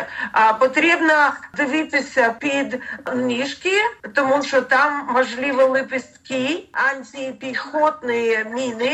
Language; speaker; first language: Ukrainian; non-native, learner; Russian